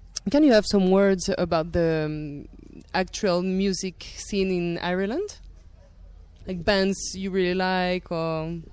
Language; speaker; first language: English; non-native, learner; French